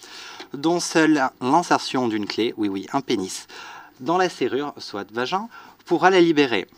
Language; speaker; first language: French; native; French